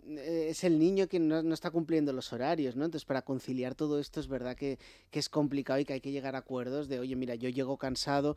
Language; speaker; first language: Spanish; native; Spanish